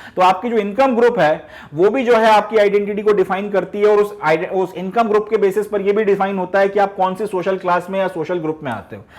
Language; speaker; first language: Hindi; native; Hindi